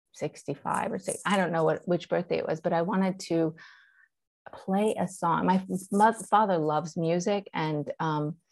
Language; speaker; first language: English; early bilingual, other home language; Persian